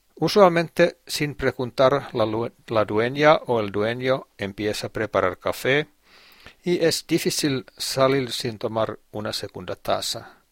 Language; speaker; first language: Spanish; non-native, fluent; Finnish